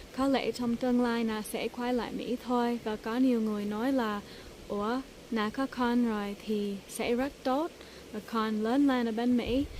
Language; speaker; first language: Vietnamese; early bilingual, heritage; English